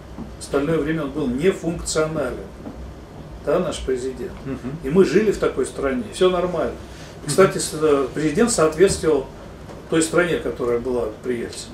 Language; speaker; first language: Russian; native; Russian